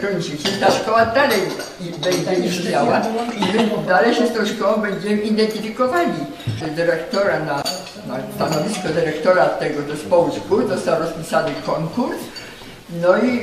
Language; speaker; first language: Polish; native; Polish